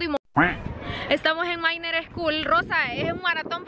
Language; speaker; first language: Spanish; native; Spanish